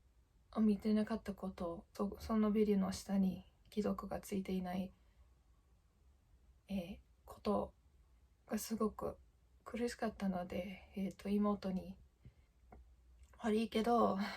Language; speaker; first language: Japanese; non-native, fluent; English